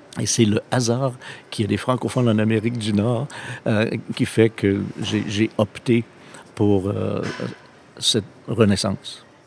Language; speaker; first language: French; non-native, local second language; English